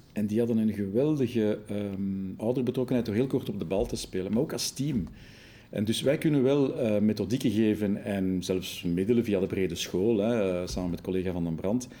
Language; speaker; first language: Dutch; native; Dutch